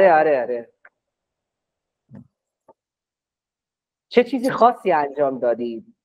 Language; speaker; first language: Persian; non-native, fluent; Urdu